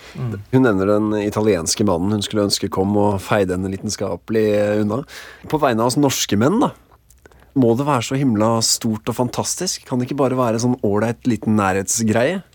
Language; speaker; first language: Norwegian; native; Norwegian